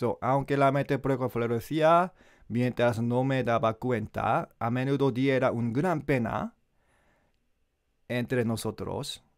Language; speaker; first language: Spanish; non-native, learner; Korean